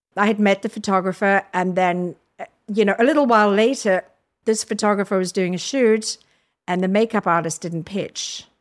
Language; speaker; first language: English; native; English